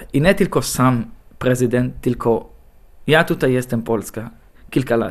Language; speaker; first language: Polish; non-native, learner; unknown